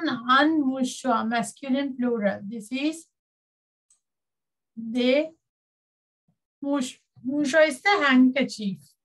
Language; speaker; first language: English; non-native, local second language; Sinhala